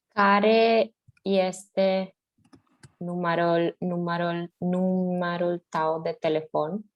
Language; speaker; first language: Romanian; non-native, learner; Spanish